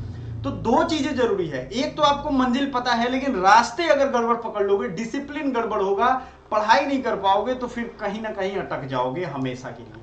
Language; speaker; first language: Hindi; native; Hindi